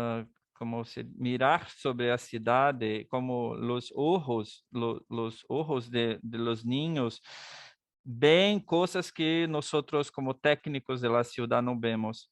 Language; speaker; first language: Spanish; non-native, learner; Portuguese